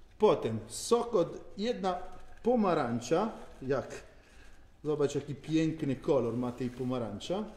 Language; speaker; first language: Polish; non-native, learner; Italian